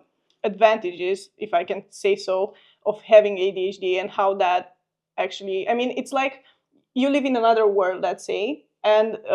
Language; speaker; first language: English; non-native, fluent; Romanian